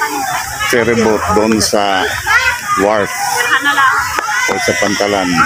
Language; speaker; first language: Filipino; non-native, local second language; Cebuano